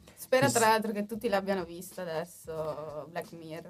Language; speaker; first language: Italian; native; Italian